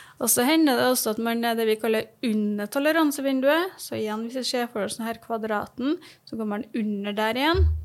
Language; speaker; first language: Norwegian; native; Norwegian